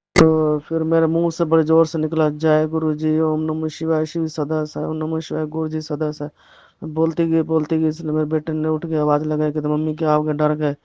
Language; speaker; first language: Hindi; native; Hindi